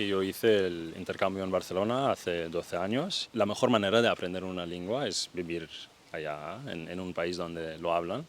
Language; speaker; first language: Spanish; non-native, fluent; Danish